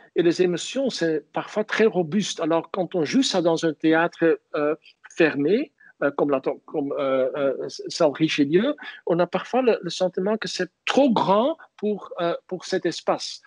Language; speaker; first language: French; non-native, fluent; Dutch